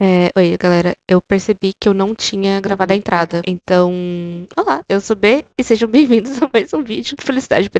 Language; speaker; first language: Portuguese; native; Portuguese